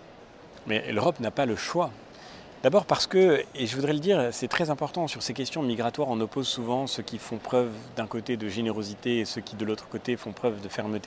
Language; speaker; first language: French; native; French